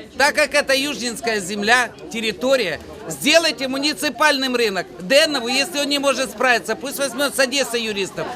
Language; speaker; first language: Russian; native; Russian